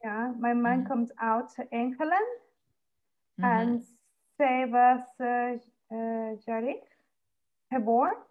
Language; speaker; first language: Dutch; non-native, learner; Spanish